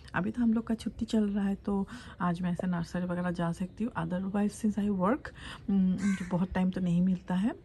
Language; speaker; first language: Hindi; non-native, local second language; Assamese